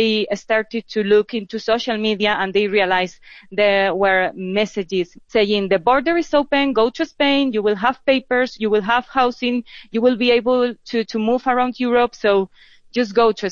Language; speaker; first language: English; non-native, fluent; Spanish